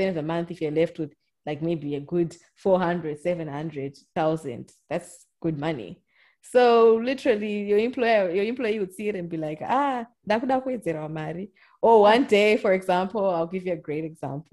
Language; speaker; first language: English; non-native, local second language; Shona